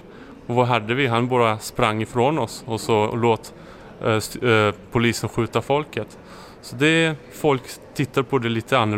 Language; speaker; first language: Swedish; non-native, fluent; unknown